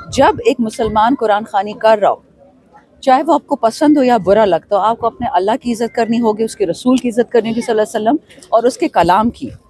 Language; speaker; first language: Urdu; non-native, local second language; Pashto